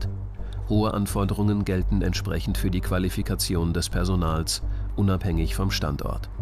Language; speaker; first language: German; native; German